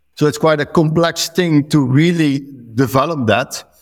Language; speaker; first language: English; non-native, fluent; Dutch